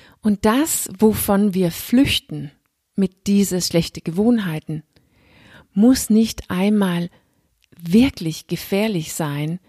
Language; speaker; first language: German; non-native, fluent; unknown